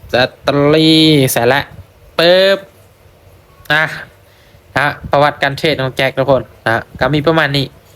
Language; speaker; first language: Thai; non-native, local second language; Lao